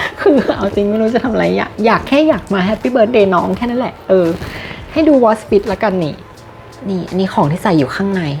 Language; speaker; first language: Thai; native; Thai